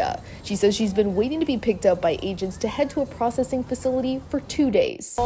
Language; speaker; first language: English; native; English